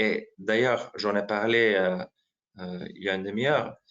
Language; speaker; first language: French; non-native, fluent; Slovenian